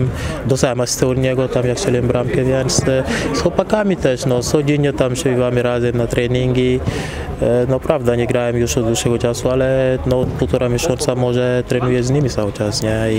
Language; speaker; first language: Polish; non-native, fluent; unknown